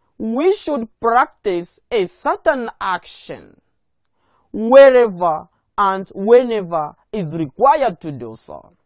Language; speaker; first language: English; non-native, local second language; Swahili